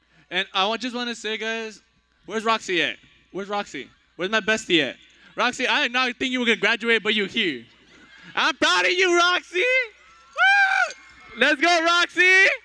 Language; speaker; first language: English; early bilingual, other home language; Spanish